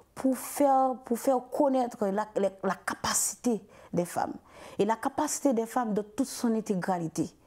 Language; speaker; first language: French; non-native, local second language; Haitian Creole